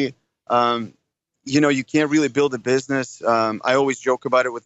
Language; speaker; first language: English; non-native, fluent; Russian